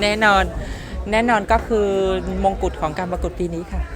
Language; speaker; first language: Thai; non-native, fluent; Vietnamese